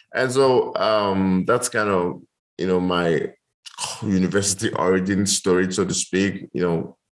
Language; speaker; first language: English; non-native, local second language; Yoruba